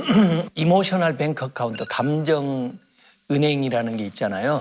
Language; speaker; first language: Korean; native; Korean